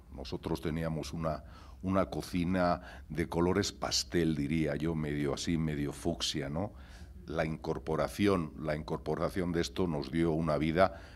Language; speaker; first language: Spanish; native; Spanish